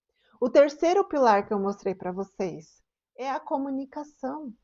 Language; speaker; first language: Portuguese; native; Portuguese